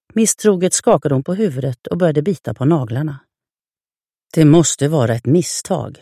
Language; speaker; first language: Swedish; native; Swedish